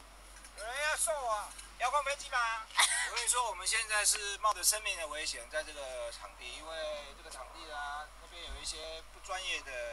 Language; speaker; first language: Chinese; native; Chinese